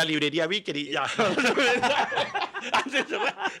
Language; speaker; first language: Spanish; native; Spanish